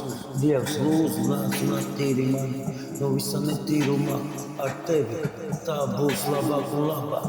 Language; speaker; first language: Latvian; non-native, local second language; Russian